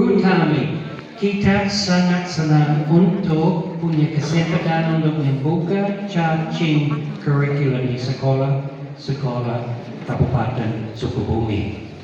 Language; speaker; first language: Indonesian; non-native, fluent; English